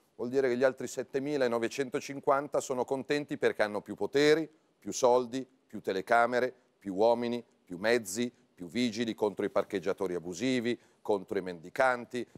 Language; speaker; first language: Italian; native; Italian